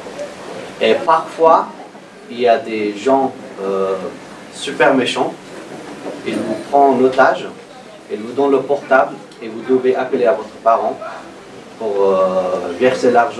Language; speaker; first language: French; non-native, fluent; Persian